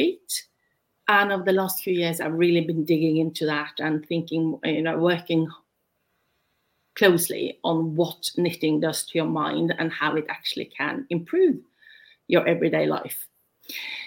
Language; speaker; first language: English; non-native, fluent; Norwegian